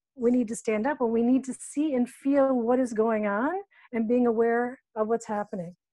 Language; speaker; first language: English; native; English